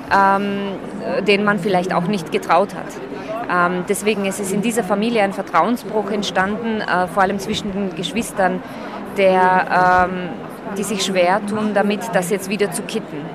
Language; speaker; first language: German; early bilingual, other home language; Slovak